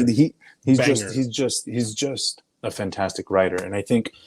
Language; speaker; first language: English; native; English